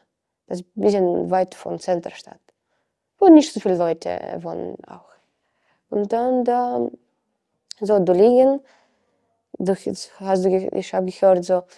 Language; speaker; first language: German; non-native, learner; Ukrainian